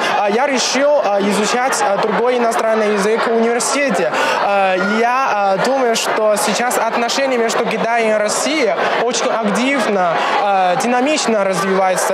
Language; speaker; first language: Russian; non-native, fluent; Chinese